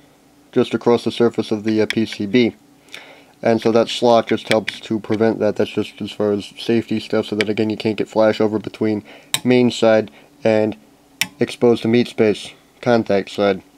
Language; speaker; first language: English; native; English